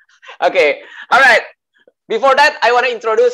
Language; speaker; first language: English; non-native, learner; Indonesian